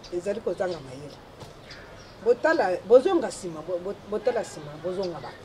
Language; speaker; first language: Lingala; non-native, local second language; Luba-Lulua